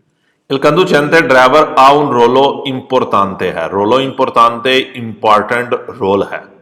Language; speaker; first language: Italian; non-native, fluent; Urdu